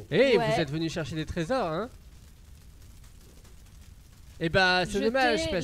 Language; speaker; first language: French; native; French